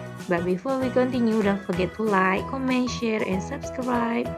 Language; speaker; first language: English; non-native, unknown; Indonesian